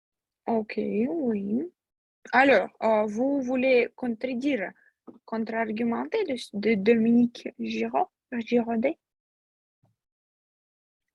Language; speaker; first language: French; non-native, fluent; Russian